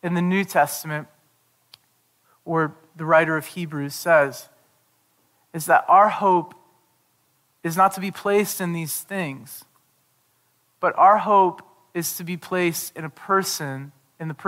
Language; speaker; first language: English; native; English